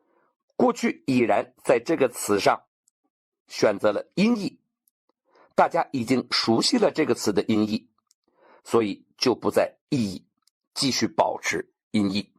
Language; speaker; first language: Chinese; native; Chinese